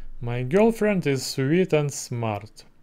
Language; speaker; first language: English; non-native, learner; Russian